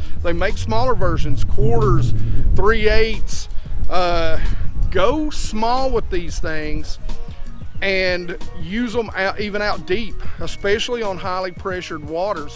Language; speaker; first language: English; native; English